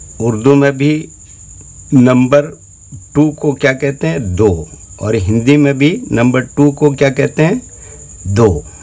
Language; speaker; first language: Hindi; native; Hindi